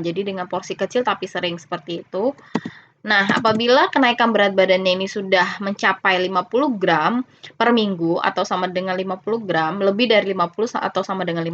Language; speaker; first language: Indonesian; native; Indonesian